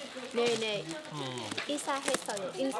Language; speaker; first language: Korean; non-native, learner; Vietnamese